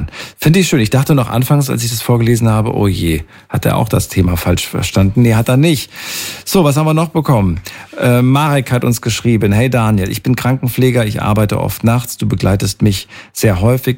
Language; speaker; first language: German; native; German